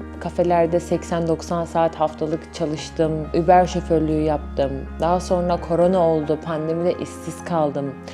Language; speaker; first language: Turkish; native; Turkish